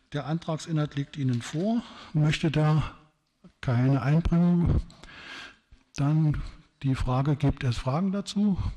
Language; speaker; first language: German; native; German